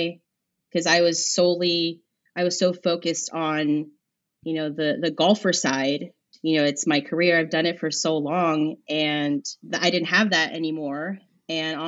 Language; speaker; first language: English; native; English